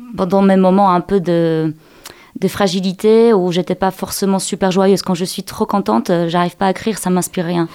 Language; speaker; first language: French; non-native, fluent; Polish